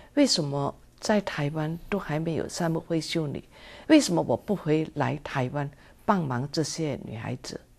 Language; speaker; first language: Chinese; non-native, local second language; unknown